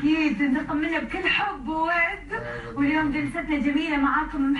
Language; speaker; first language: Arabic; native; Arabic